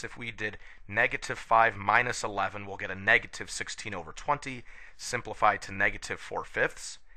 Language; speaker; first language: English; native; English